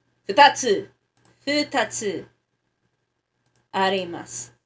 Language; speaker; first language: Japanese; non-native, learner; English